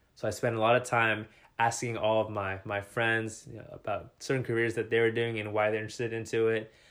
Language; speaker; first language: English; native; English